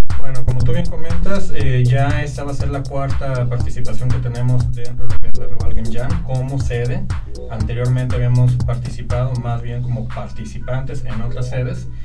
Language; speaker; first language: Spanish; native; Spanish